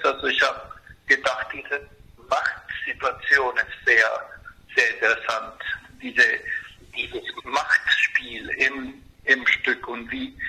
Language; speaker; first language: German; non-native, fluent; Spanish